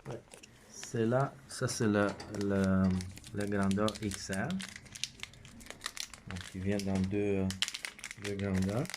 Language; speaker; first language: French; non-native, fluent; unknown